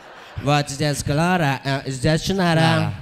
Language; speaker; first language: Russian; non-native, local second language; Kyrgyz